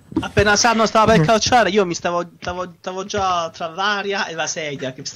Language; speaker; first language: Italian; native; Italian